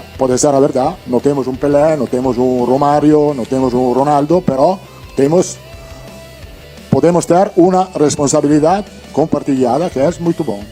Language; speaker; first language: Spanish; non-native, fluent; Italian